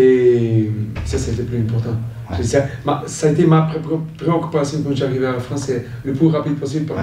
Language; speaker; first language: French; non-native, fluent; Portuguese